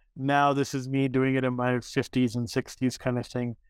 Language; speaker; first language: English; early bilingual, other home language; Arabic